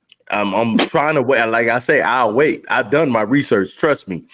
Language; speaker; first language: English; native; English